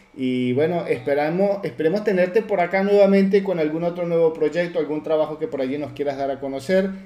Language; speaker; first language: Spanish; native; Spanish